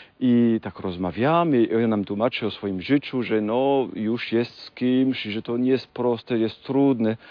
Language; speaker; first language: Polish; non-native, fluent; French